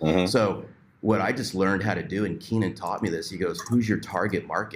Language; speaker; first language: English; native; English